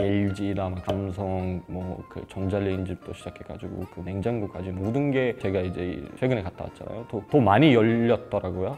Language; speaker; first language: Korean; non-native, fluent; Uzbek